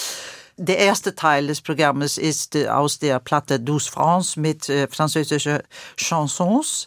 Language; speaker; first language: German; non-native, fluent; Swedish